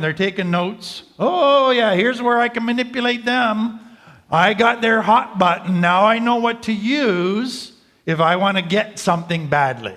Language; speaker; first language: English; native; English